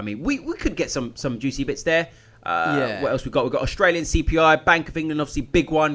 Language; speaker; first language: English; native; English